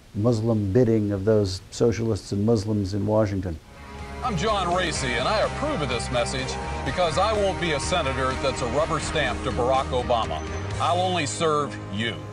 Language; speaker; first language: English; native; English